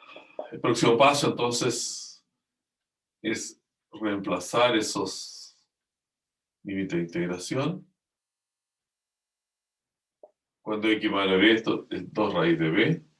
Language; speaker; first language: Spanish; native; Spanish